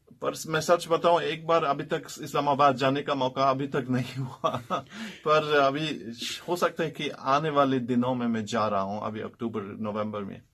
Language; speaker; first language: Urdu; non-native, fluent; German